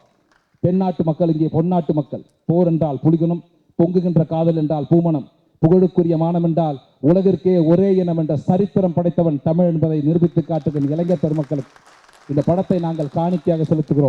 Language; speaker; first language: Tamil; native; Tamil